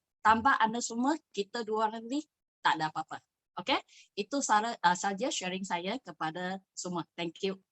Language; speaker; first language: Malay; non-native, local second language; Chinese